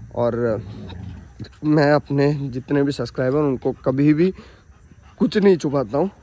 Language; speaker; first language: Hindi; non-native, local second language; Odia